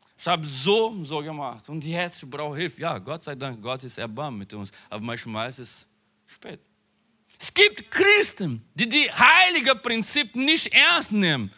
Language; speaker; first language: German; non-native, learner; Portuguese